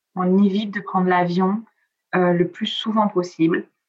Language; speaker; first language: French; non-native, local second language; Italian